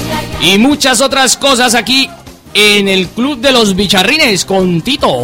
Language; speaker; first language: Spanish; native; Spanish